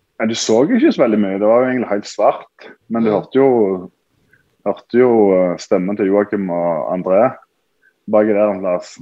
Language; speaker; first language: Norwegian; native; Norwegian